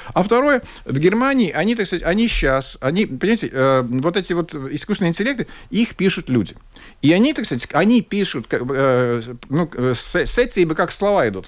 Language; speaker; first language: Russian; non-native, local second language; Latvian